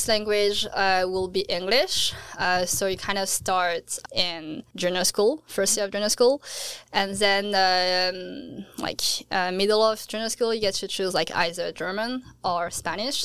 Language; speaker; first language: English; non-native, fluent; French